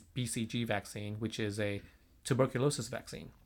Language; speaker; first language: English; non-native, fluent; Korean